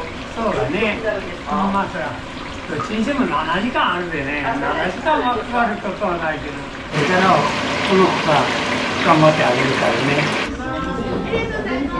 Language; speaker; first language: Japanese; native; Japanese